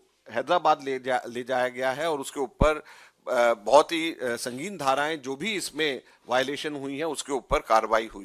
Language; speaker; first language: Hindi; native; Hindi